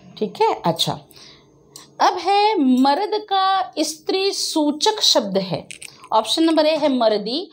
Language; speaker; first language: Hindi; native; Hindi